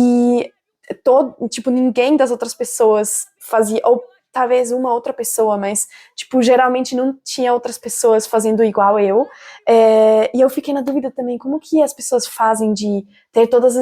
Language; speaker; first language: Portuguese; non-native, fluent; German